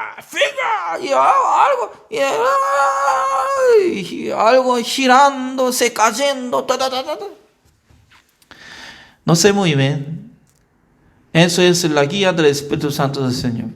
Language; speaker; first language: Spanish; non-native, learner; Korean